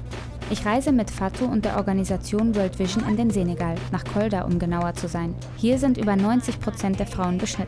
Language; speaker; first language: German; native; German